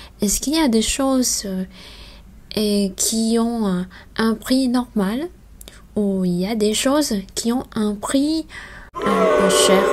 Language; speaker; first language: French; non-native, fluent; Vietnamese